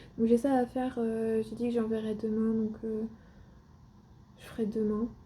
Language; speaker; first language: French; native; French